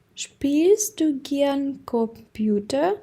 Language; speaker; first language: German; non-native, fluent; Ukrainian